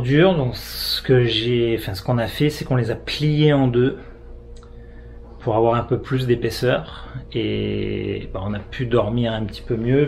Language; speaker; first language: French; native; French